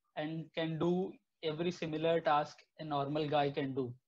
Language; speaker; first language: English; non-native, local second language; Telugu